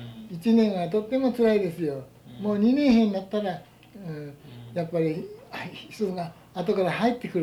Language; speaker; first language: Japanese; native; Japanese